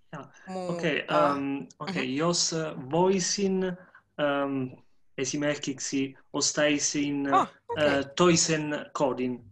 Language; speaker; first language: Finnish; non-native, learner; Italian